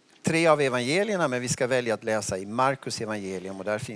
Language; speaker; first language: Swedish; native; Swedish